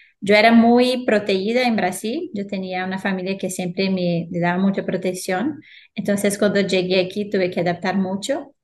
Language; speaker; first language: Spanish; non-native, fluent; Portuguese